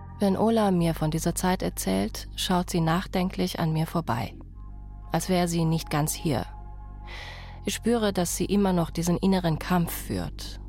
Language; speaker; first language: German; early bilingual, other home language; Persian